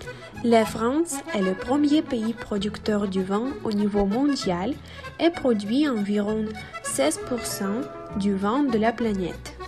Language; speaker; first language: French; non-native, learner; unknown